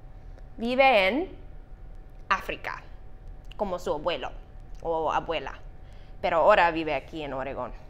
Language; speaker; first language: Spanish; non-native, fluent; English